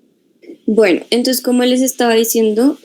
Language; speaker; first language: Spanish; native; Spanish